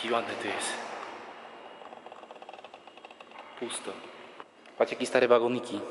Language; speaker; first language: Polish; non-native, learner; Spanish